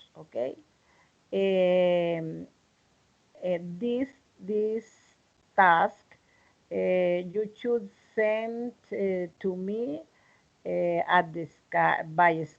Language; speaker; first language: English; non-native, learner; Spanish